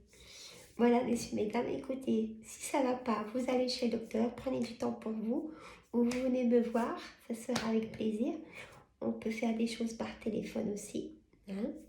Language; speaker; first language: French; native; French